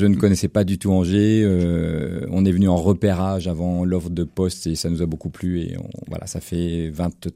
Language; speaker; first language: French; native; French